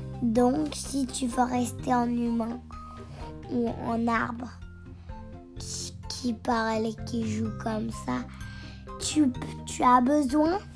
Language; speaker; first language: French; non-native, learner; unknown